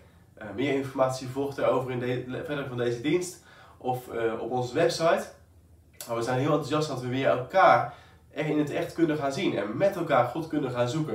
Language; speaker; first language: Dutch; native; Dutch